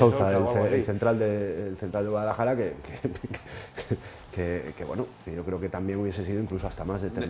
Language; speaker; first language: Spanish; native; Spanish